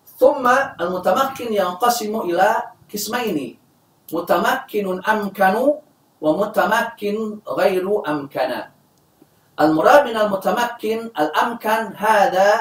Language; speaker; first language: Arabic; non-native, fluent; Indonesian